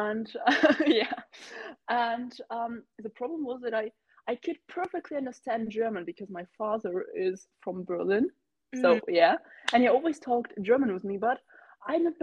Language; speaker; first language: English; non-native, fluent; German